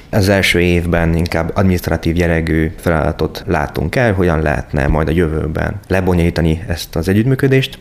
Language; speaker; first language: Hungarian; non-native, fluent; French